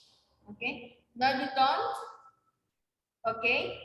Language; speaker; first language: English; non-native, learner; Spanish